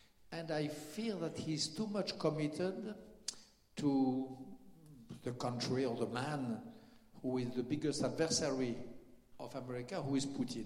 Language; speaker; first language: English; non-native, fluent; French